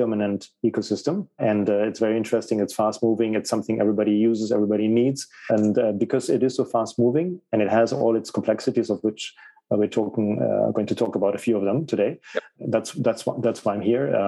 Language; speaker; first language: English; non-native, fluent; German